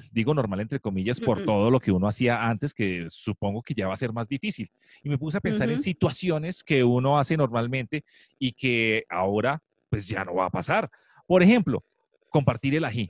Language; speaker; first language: Spanish; native; Spanish